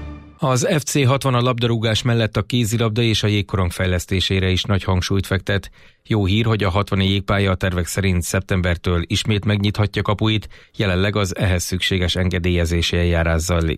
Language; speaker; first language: Hungarian; native; Hungarian